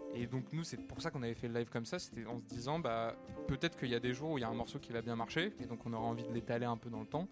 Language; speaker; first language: French; native; French